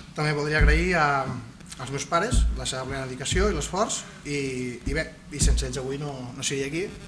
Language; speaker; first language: Catalan; native; Catalan